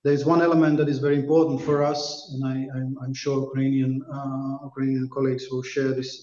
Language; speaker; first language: English; non-native, fluent; Latvian